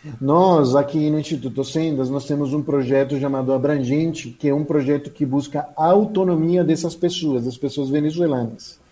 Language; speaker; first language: Portuguese; non-native, fluent; Spanish